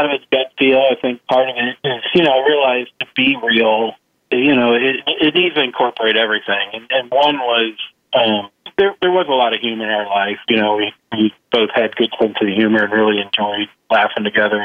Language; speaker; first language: English; native; English